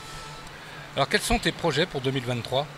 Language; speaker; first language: French; native; French